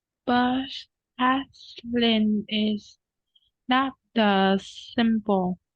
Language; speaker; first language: English; non-native, learner; Vietnamese